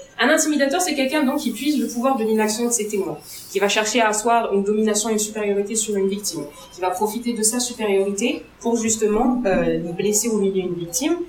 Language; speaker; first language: French; non-native, local second language; Arabic